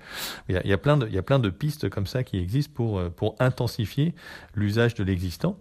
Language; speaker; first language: French; native; French